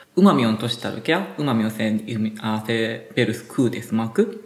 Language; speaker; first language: Finnish; non-native, learner; Japanese